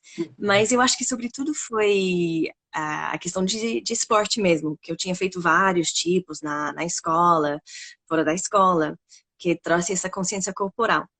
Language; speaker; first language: Portuguese; non-native, fluent; English